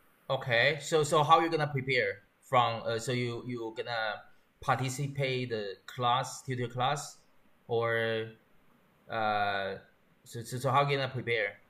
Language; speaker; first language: English; non-native, learner; Chinese